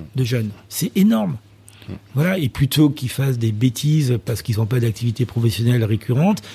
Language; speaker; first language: French; native; French